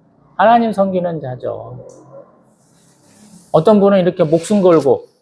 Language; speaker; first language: Korean; native; Korean